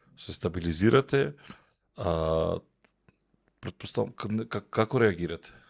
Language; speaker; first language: Macedonian; native; Macedonian